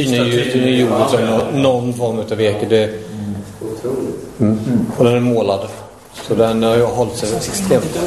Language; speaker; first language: Swedish; native; Swedish